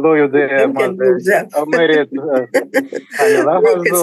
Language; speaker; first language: Hebrew; non-native, learner; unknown